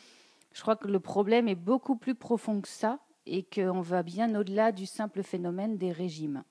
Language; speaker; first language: French; native; French